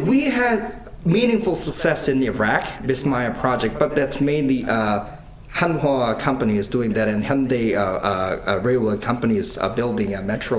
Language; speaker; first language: English; non-native, fluent; Korean